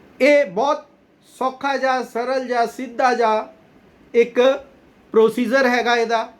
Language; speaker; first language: Punjabi; non-native, local second language; Hindi